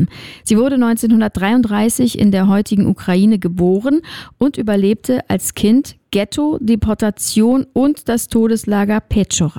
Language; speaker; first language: German; native; German